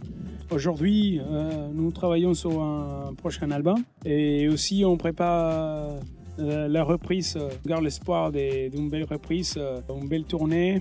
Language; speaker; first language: French; non-native, fluent; Spanish